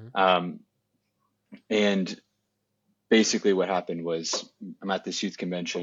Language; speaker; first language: English; native; English